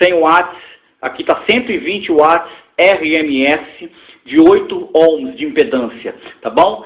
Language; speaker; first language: Portuguese; native; Portuguese